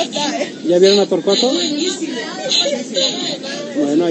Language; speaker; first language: Spanish; native; Spanish